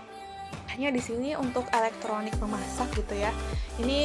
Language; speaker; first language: Indonesian; native; Indonesian